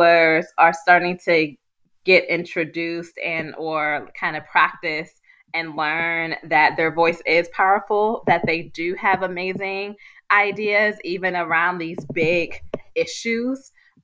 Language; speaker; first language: English; native; English